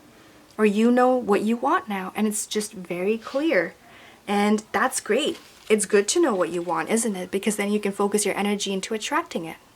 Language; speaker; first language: English; native; English